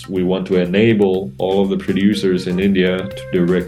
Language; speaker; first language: English; non-native, local second language; Assamese